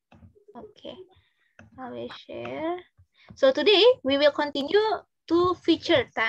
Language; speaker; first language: English; non-native, fluent; Indonesian